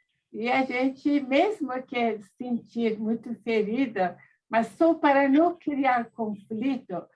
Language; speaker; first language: Portuguese; non-native, fluent; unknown